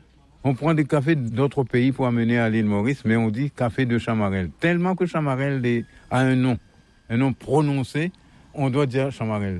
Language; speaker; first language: French; non-native, local second language; Morisyen